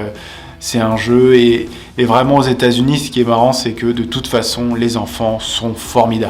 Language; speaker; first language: French; native; French